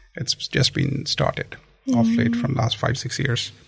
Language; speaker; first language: English; non-native, local second language; Kashmiri